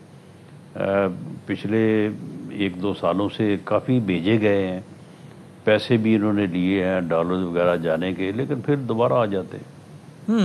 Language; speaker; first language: Urdu; non-native, local second language; Punjabi